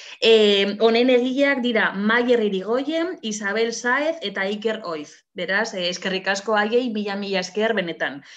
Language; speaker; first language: Basque; non-native, local second language; Spanish